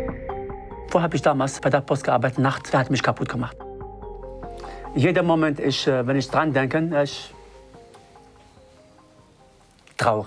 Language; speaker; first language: German; non-native, learner; Arabic